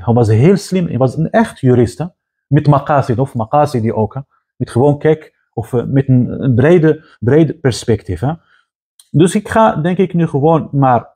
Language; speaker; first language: Dutch; non-native, fluent; Arabic